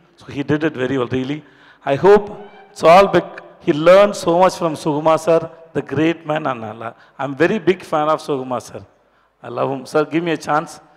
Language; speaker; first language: English; non-native, local second language; Tamil